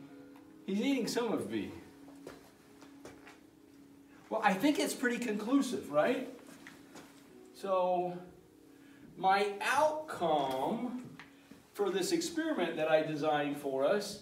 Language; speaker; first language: English; native; English